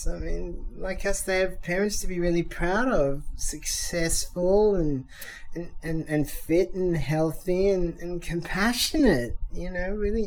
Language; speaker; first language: English; native; English